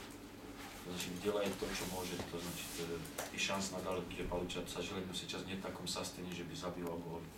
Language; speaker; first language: Russian; non-native, learner; Slovak